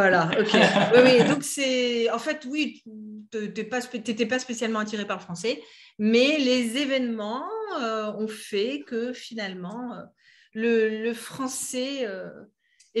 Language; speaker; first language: French; native; French